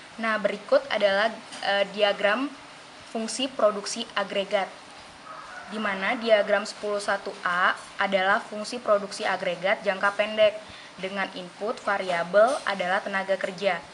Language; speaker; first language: Indonesian; native; Indonesian